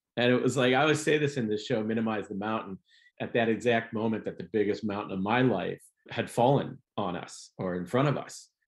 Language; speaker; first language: English; native; English